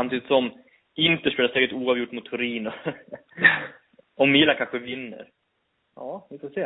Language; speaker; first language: Swedish; native; Swedish